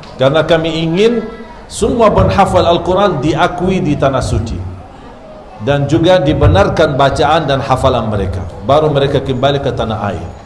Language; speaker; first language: Malay; non-native, fluent; Arabic